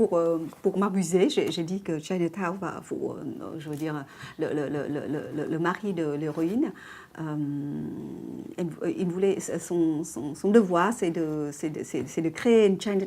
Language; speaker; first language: French; non-native, fluent; Vietnamese